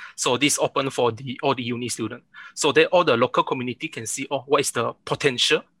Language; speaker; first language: English; non-native, local second language; Chinese